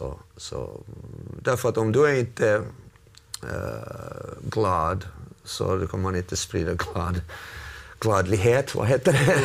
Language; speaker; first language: Swedish; non-native, local second language; Finnish